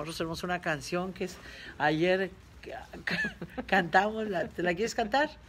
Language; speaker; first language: Spanish; early bilingual, heritage; Spanish